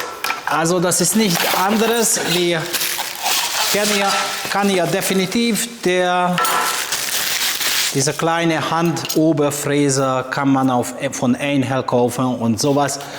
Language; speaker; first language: German; non-native, fluent; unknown